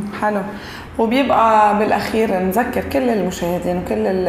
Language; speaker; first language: Arabic; native; Arabic